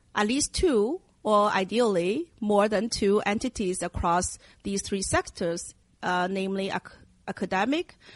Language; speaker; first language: English; non-native, fluent; Chinese